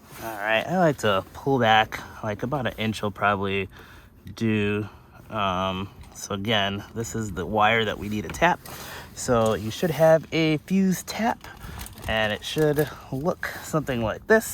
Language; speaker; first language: English; native; English